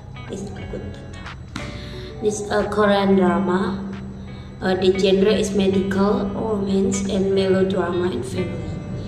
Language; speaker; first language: English; non-native, learner; Indonesian